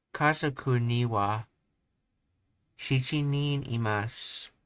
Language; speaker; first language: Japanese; non-native, learner; English